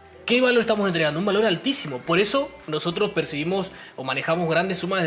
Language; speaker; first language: Spanish; native; Spanish